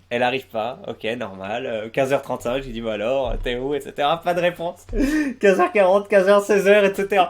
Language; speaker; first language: French; native; French